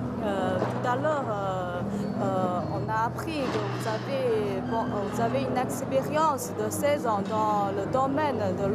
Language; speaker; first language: French; non-native, fluent; Chinese